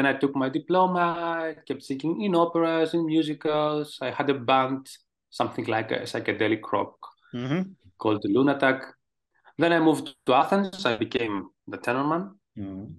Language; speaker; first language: English; non-native, fluent; Greek